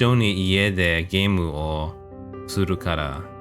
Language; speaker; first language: Japanese; non-native, learner; English